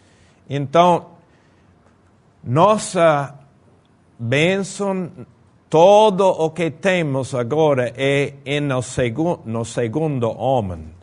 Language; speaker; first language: Portuguese; non-native, fluent; Spanish